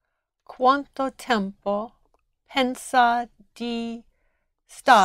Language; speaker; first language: Italian; non-native, learner; English